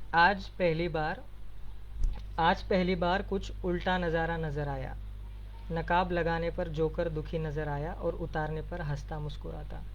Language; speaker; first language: Hindi; non-native, local second language; Marathi